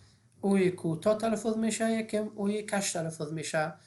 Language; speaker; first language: Persian; native; Persian